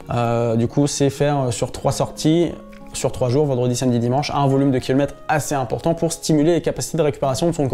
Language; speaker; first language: French; native; French